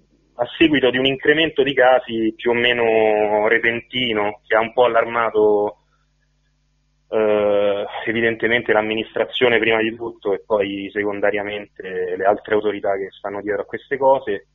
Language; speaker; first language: Italian; native; Italian